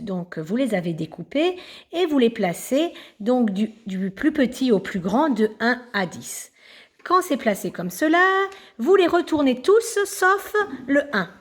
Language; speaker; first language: French; native; French